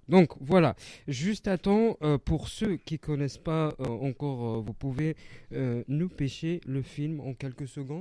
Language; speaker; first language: French; native; French